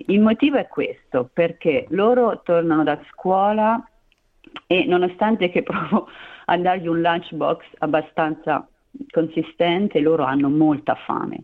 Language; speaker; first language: Italian; native; Italian